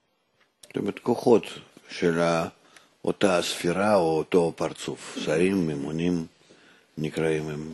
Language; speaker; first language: Hebrew; non-native, fluent; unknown